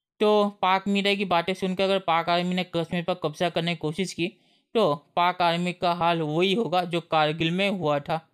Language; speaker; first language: Hindi; native; Hindi